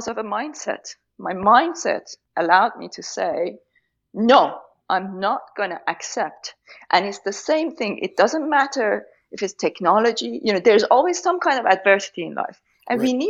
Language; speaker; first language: English; non-native, fluent; Persian